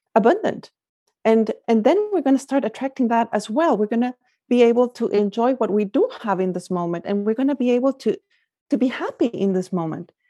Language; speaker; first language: English; non-native, fluent; Spanish